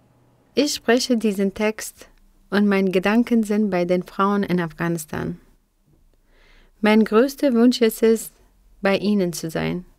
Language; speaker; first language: German; non-native, fluent; Persian